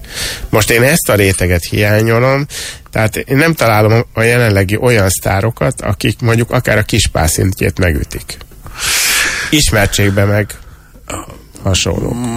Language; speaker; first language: Hungarian; native; Hungarian